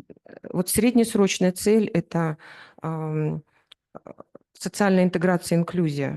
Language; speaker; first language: Russian; native; Russian